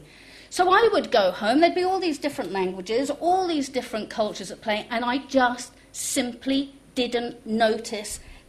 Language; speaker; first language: English; non-native, local second language; French